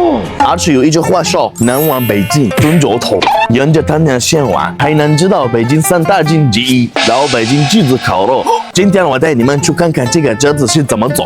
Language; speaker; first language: Chinese; non-native, learner; Korean